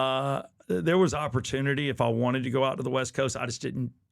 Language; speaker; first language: English; native; English